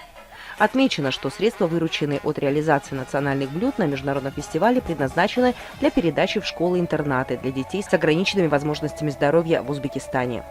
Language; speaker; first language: Russian; native; Russian